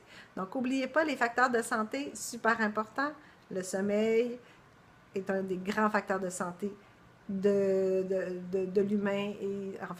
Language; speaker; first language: French; native; French